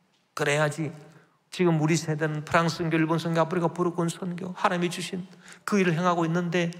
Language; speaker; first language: Korean; native; Korean